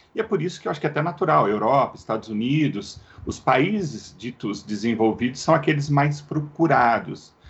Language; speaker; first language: Portuguese; native; Portuguese